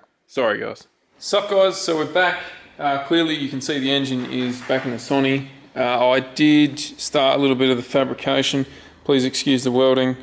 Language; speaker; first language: English; native; English